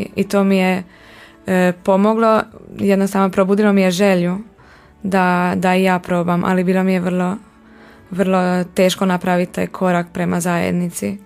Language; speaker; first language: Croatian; non-native, local second language; Hungarian